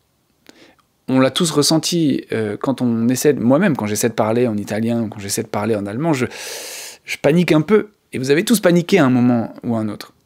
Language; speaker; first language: French; native; French